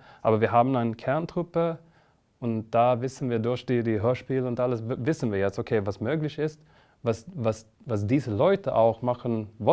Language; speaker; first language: German; non-native, fluent; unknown